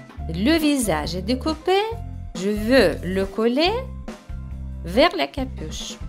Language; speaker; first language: French; non-native, fluent; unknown